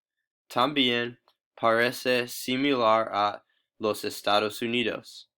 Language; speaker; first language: Spanish; non-native, learner; English